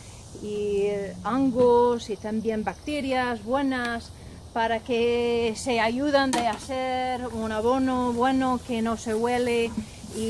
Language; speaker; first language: Spanish; non-native, learner; English